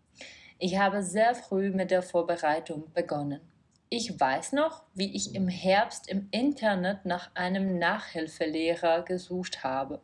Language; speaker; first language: German; non-native, fluent; Czech